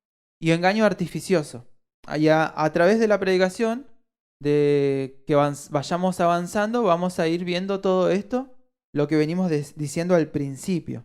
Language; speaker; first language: Spanish; native; Spanish